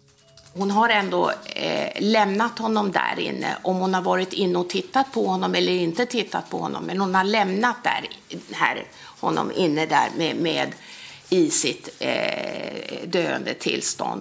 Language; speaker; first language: Swedish; native; Swedish